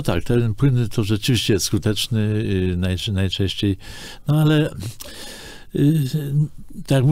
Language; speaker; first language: Polish; native; Polish